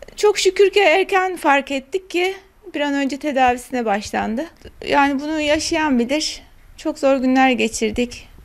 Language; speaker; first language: Turkish; native; Turkish